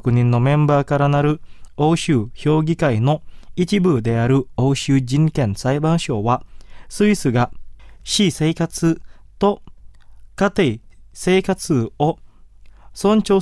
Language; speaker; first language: Japanese; non-native, fluent; Indonesian